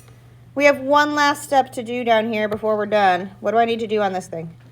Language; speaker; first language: English; native; English